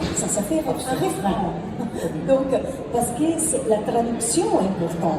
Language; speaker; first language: French; non-native, fluent; Italian